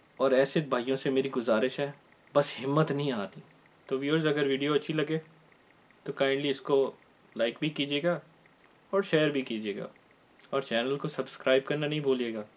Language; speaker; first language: Urdu; native; Urdu